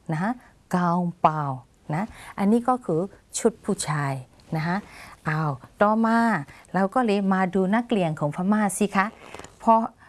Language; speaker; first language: Thai; non-native, fluent; Burmese